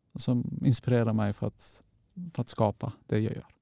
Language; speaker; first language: Swedish; non-native, fluent; Persian